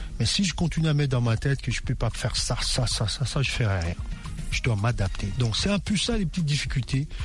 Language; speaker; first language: French; non-native, local second language; Lingala